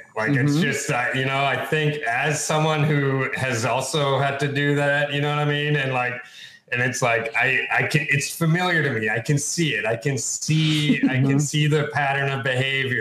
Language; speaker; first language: English; native; English